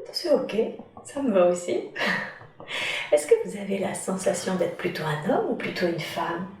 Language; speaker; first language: French; native; French